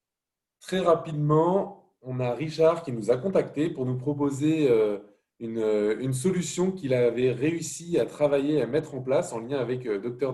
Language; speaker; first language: French; native; French